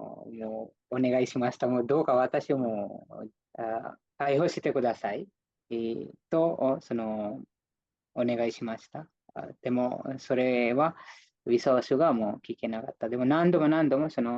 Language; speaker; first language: Japanese; non-native, fluent; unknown